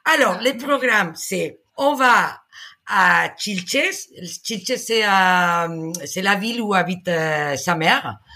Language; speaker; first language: French; non-native, fluent; Spanish